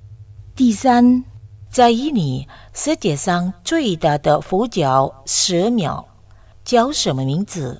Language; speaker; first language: Chinese; non-native, fluent; Indonesian